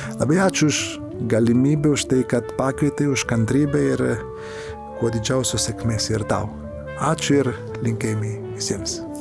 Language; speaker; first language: Lithuanian; non-native, fluent; Italian